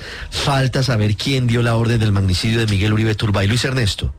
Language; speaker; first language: Spanish; native; Spanish